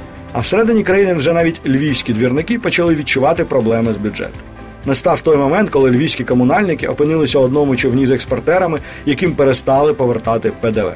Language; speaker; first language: Ukrainian; native; Ukrainian